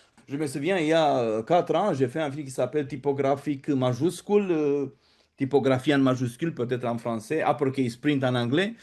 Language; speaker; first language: French; non-native, fluent; Romanian